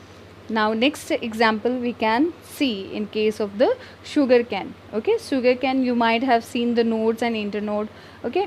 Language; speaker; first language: English; non-native, local second language; Hindi